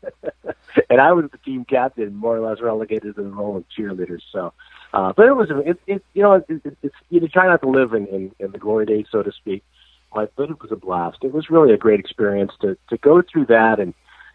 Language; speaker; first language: English; native; English